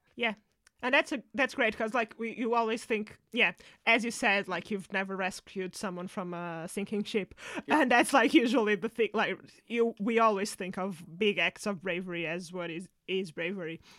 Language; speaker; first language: English; non-native, fluent; Portuguese